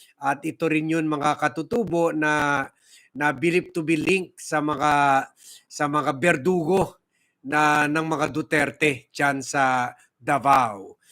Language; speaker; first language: Filipino; native; Filipino